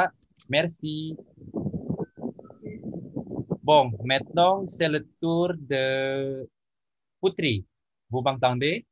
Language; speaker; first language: French; non-native, learner; Indonesian